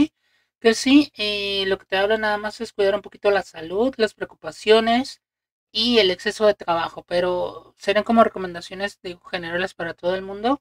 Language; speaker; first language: Spanish; native; Spanish